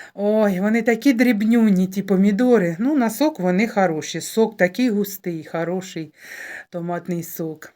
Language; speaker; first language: Ukrainian; native; Ukrainian